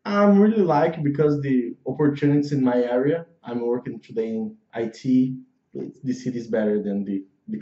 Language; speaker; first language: English; non-native, learner; Portuguese